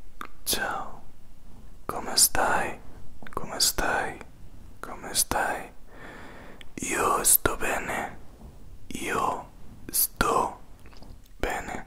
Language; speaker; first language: Italian; non-native, learner; Spanish